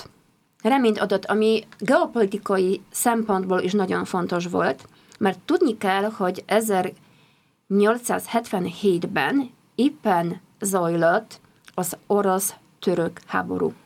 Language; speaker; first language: Hungarian; non-native, fluent; Polish